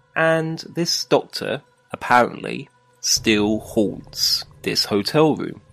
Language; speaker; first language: English; native; English